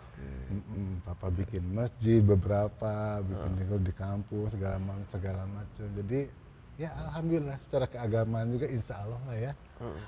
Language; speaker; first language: Indonesian; native; Indonesian